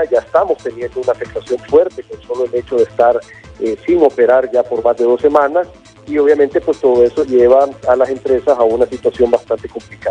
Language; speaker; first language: Spanish; native; Spanish